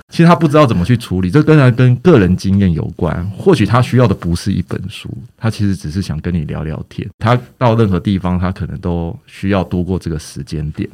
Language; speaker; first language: Chinese; native; Chinese